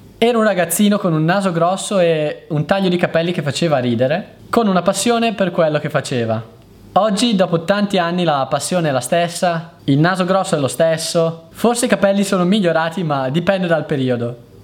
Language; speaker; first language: Italian; native; Italian